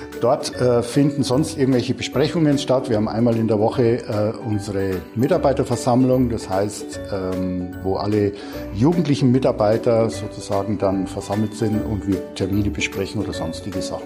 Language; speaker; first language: German; native; German